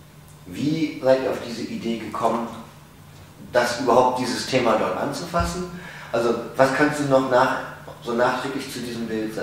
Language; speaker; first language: German; native; German